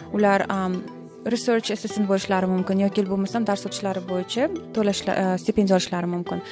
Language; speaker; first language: Uzbek; native; Uzbek